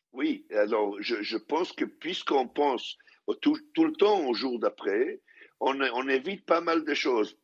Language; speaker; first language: French; non-native, fluent; Hebrew